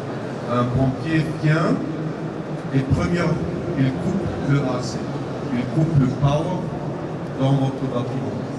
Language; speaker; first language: French; non-native, learner; German